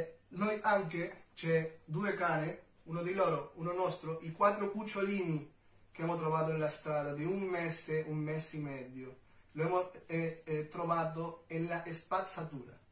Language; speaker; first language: Italian; non-native, learner; Spanish